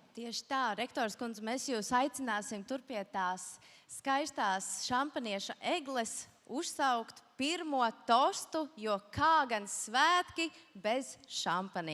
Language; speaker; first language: Latvian; native; Latvian